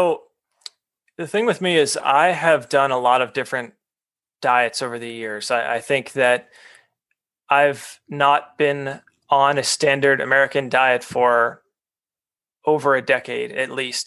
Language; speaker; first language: English; native; English